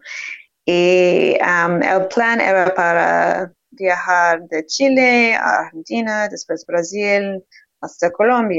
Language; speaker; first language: Spanish; non-native, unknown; English